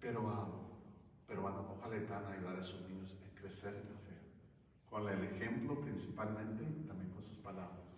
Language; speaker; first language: Spanish; non-native, learner; English